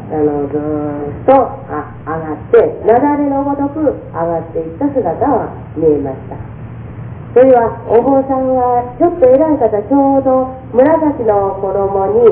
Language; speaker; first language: Japanese; native; Japanese